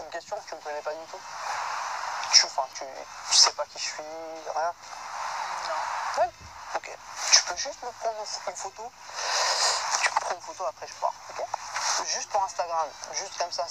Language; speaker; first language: French; native; French